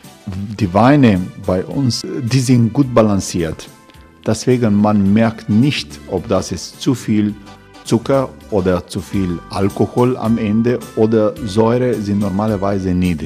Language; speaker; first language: German; non-native, fluent; Croatian